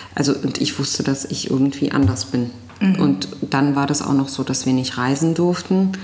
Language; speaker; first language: German; early bilingual, other home language; Arabic